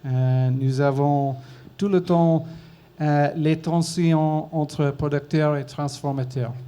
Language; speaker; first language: French; non-native, learner; English